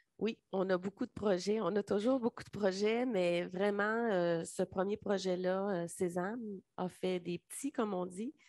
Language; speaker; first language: French; native; French